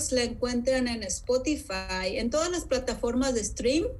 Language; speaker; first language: Spanish; native; Spanish